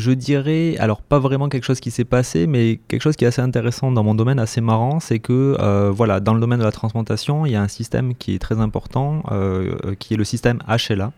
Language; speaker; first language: French; native; French